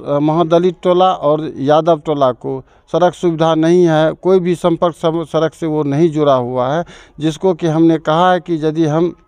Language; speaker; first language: Hindi; native; Hindi